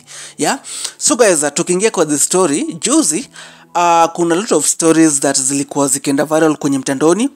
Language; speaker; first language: Swahili; non-native, local second language; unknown